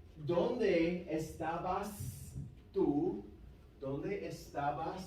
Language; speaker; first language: Spanish; non-native, fluent; English